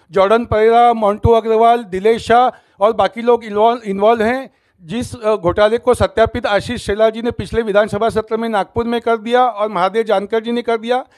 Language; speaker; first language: Hindi; native; Hindi